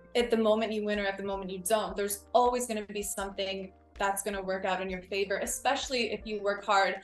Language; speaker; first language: English; early bilingual, other home language; Spanish